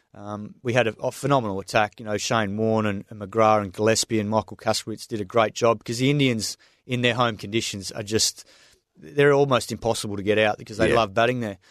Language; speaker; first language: English; native; English